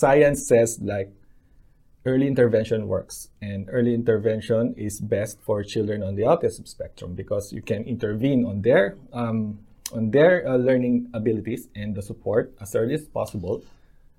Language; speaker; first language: English; non-native, local second language; Filipino